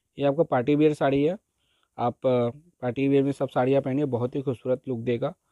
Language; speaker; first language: Hindi; native; Hindi